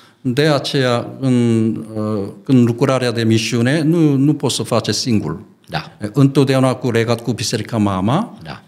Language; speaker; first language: Romanian; non-native, learner; Korean